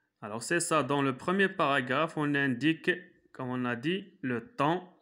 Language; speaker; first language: French; non-native, local second language; Arabic